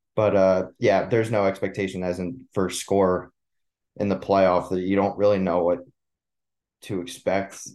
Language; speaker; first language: English; native; English